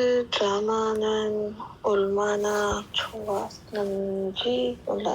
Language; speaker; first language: Korean; non-native, learner; English